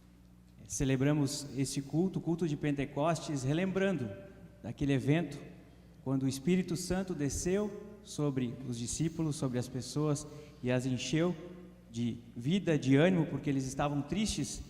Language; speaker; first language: Portuguese; native; Portuguese